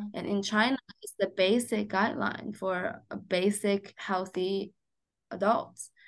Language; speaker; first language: English; non-native, fluent; Chinese